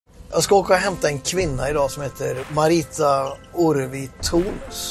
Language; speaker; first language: Swedish; native; Swedish